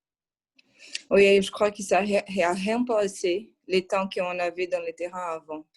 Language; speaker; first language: French; non-native, fluent; Portuguese